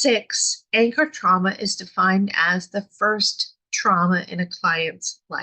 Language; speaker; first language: English; native; English